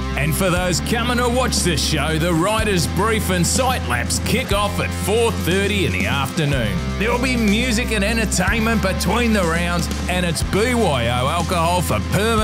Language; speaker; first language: English; native; English